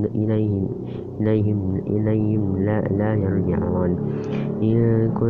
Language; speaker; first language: Arabic; non-native, learner; Indonesian